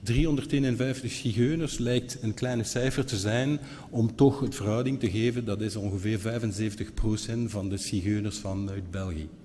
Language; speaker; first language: Dutch; non-native, local second language; French